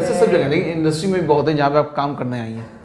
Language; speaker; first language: Hindi; native; Hindi